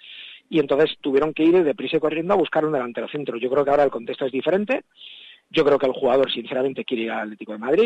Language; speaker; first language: Spanish; native; Spanish